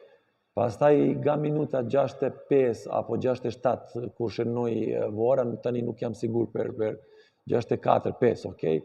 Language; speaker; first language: Albanian; non-native, learner; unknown